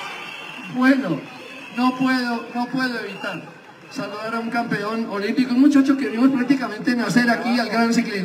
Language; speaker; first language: Spanish; native; Spanish